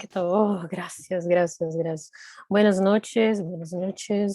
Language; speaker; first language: Spanish; non-native, fluent; Portuguese